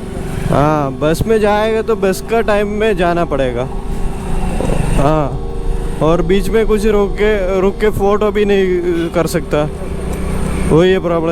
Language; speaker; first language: Hindi; non-native, local second language; Malayalam